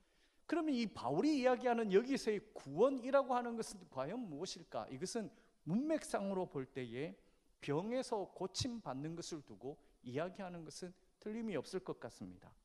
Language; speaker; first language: Korean; native; Korean